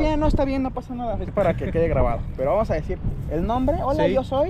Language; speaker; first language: Spanish; native; Spanish